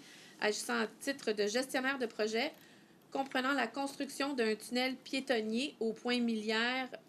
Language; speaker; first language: French; native; French